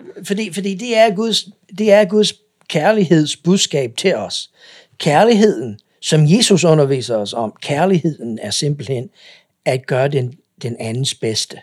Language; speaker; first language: Danish; non-native, fluent; English